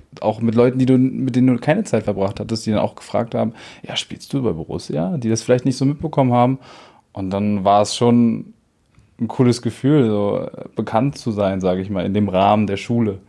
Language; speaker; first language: German; native; German